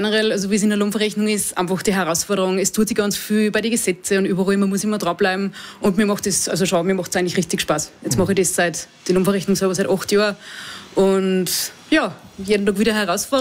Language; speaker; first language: German; native; German